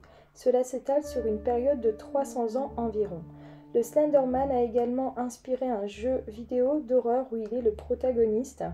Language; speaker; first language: French; native; French